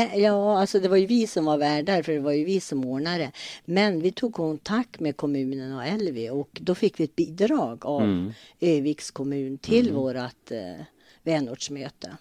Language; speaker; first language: Swedish; native; Swedish